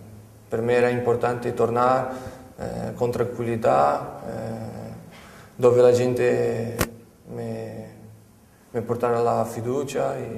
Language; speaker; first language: Italian; non-native, fluent; Portuguese